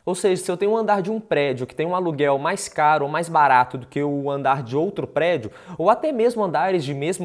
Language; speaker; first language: Portuguese; native; Portuguese